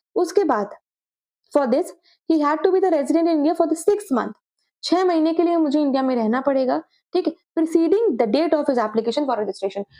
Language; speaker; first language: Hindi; native; Hindi